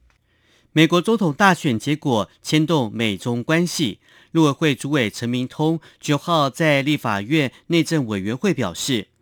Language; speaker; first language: Chinese; non-native, local second language; Hakka Chinese